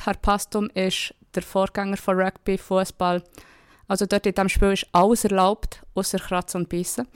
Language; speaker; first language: German; native; German